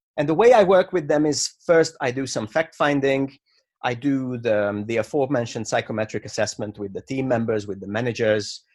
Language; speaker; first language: English; non-native, fluent; Hungarian